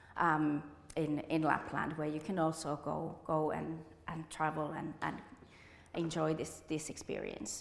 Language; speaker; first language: English; non-native, fluent; Finnish